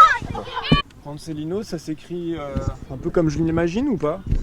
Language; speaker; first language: French; native; French